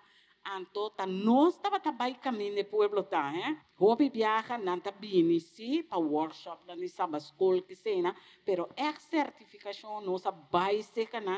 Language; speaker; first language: Portuguese; non-native, learner; Papiamento